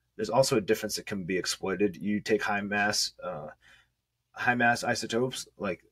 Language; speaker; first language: English; native; English